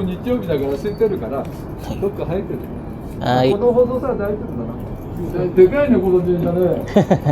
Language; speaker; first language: Japanese; native; Japanese